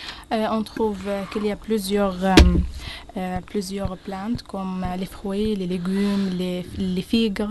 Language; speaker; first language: French; non-native, learner; Arabic